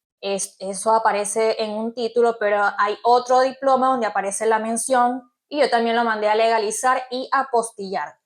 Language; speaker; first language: Spanish; native; Spanish